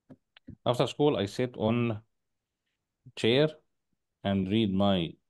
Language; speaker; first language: English; non-native, learner; Arabic